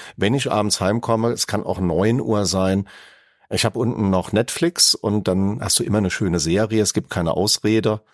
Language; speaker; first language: German; native; German